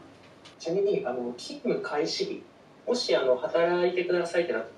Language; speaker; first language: Japanese; native; Japanese